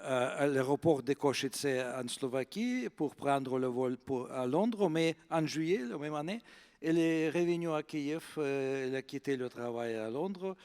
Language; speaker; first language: French; non-native, fluent; Russian